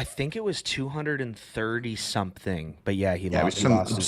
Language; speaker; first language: English; native; English